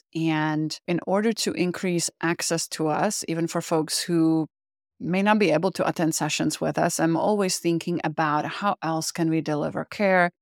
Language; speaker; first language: English; non-native, fluent; Czech